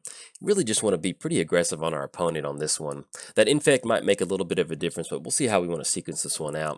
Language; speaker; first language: English; native; English